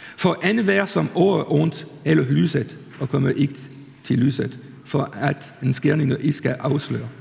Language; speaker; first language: Danish; non-native, fluent; French